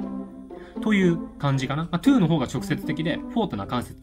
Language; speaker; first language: Japanese; native; Japanese